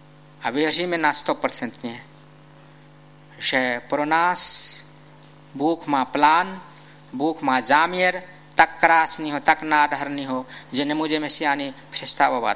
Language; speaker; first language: Czech; non-native, fluent; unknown